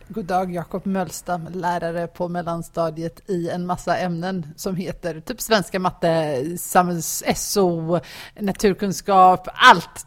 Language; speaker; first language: Swedish; native; Swedish